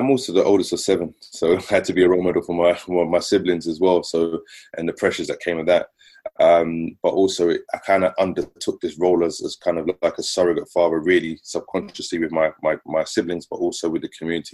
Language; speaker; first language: English; native; English